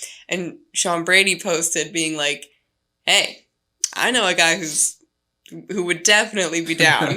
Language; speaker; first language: English; native; English